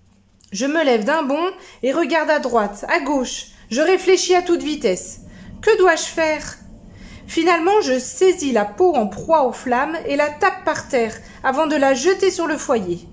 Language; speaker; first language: French; native; French